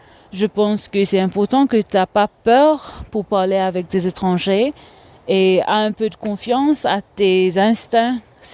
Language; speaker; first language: French; non-native, local second language; Morisyen